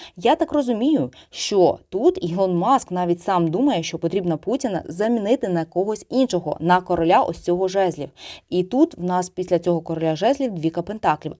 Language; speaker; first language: Ukrainian; non-native, local second language; Russian